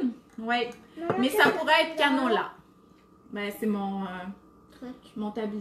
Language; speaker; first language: French; native; French